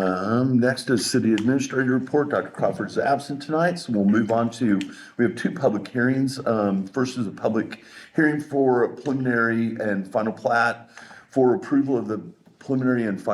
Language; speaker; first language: English; native; English